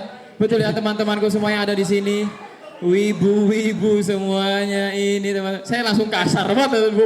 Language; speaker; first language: Indonesian; native; Indonesian